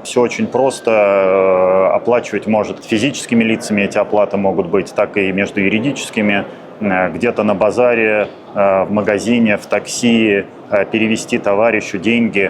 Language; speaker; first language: Russian; native; Russian